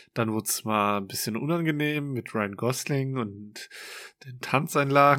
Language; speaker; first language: German; native; German